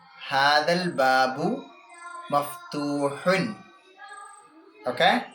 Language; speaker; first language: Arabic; non-native, learner; Malayalam